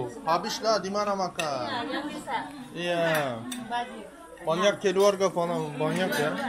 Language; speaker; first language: Indonesian; non-native, learner; Turkish